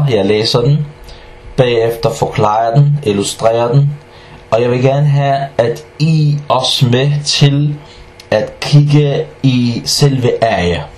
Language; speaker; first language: Danish; non-native, fluent; Arabic